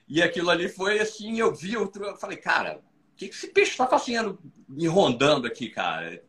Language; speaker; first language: Portuguese; native; Portuguese